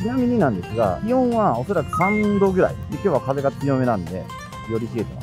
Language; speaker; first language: Japanese; native; Japanese